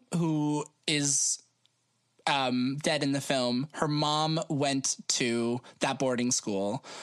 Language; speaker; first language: English; native; English